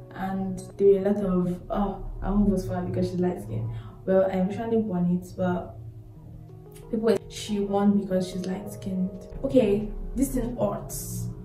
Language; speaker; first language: English; non-native, local second language; Yoruba